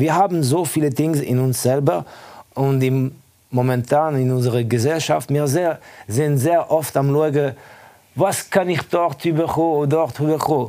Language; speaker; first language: German; non-native, fluent; Estonian